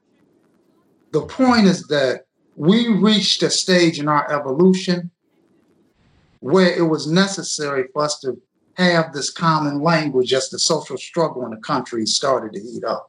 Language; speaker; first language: English; native; English